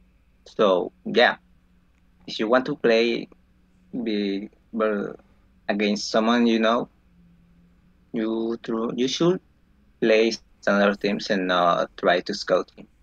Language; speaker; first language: English; non-native, fluent; Spanish